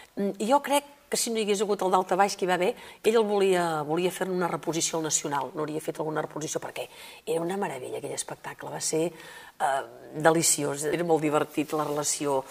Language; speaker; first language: Catalan; native; Catalan